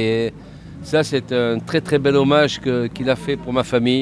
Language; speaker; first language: French; native; French